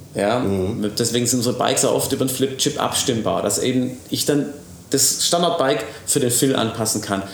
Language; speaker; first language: German; native; German